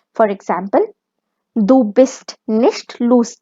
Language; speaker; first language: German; non-native, fluent; Hindi